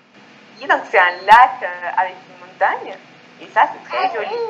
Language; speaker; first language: French; non-native, fluent; Spanish